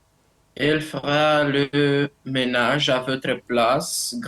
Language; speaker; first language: French; non-native, learner; Romanian